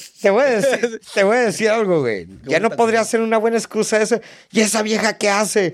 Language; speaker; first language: Spanish; early bilingual, heritage; Spanish